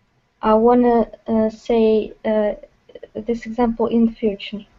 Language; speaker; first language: English; non-native, learner; Russian